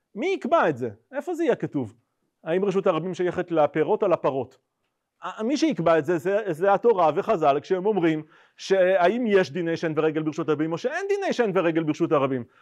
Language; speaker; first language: Hebrew; native; Hebrew